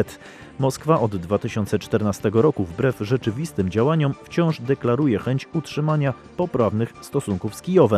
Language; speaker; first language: Polish; native; Polish